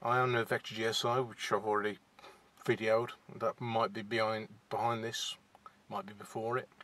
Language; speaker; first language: English; native; English